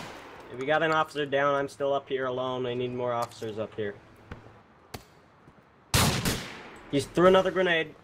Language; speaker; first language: English; native; English